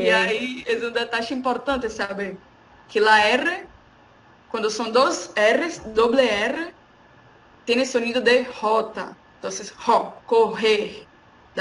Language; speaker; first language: Spanish; non-native, fluent; Portuguese